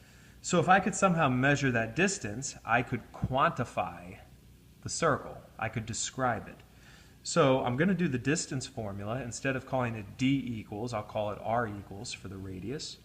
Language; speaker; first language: English; native; English